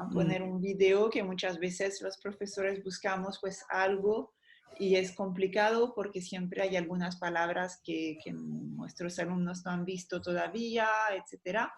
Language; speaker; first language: Spanish; non-native, fluent; French